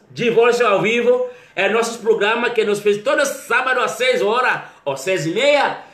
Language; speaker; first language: Portuguese; non-native, learner; Haitian Creole